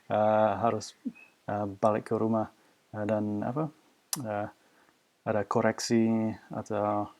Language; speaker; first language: Indonesian; non-native, fluent; English